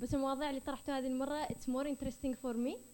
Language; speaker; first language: Arabic; native; Arabic